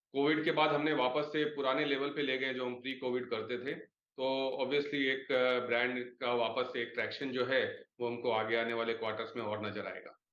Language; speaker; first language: Hindi; native; Hindi